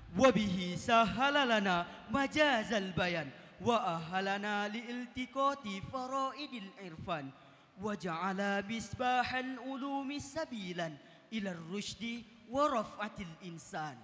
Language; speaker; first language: Arabic; non-native, fluent; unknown